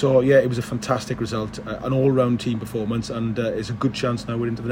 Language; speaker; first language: English; native; English